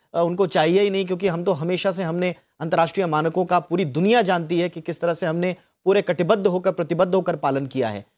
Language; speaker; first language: Hindi; native; Hindi